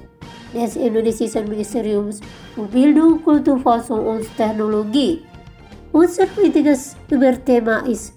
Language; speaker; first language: German; non-native, fluent; Indonesian